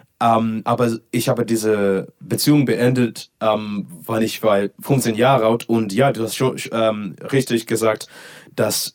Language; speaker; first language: German; non-native, learner; English